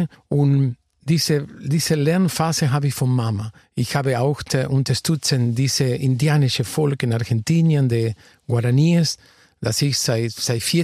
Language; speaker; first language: German; non-native, fluent; Spanish